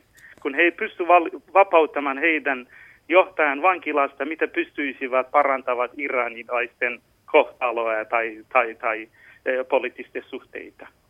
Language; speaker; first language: Finnish; non-native, fluent; Persian